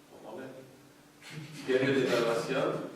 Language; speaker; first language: Spanish; non-native, fluent; French